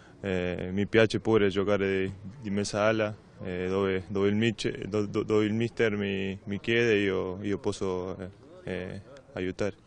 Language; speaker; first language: Italian; non-native, learner; Spanish